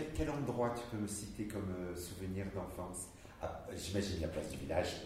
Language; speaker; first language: French; native; French